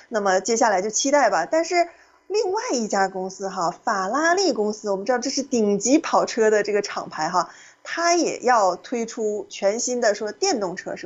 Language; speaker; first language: Chinese; native; Chinese